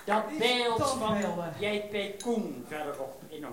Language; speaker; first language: Dutch; native; Dutch